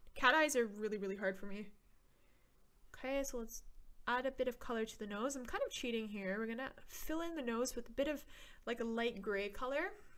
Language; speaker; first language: English; native; English